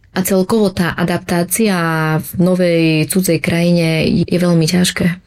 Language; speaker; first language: Slovak; early bilingual, other home language; Vietnamese